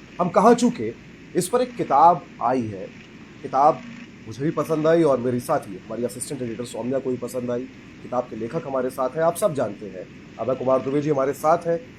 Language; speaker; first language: Hindi; native; Hindi